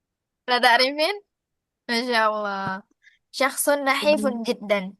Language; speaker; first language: Arabic; non-native, fluent; Indonesian